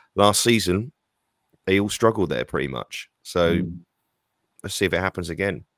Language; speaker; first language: English; native; English